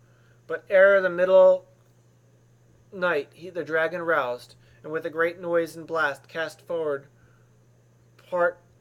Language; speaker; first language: English; native; English